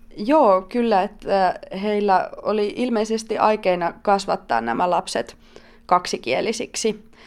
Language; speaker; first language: Finnish; native; Finnish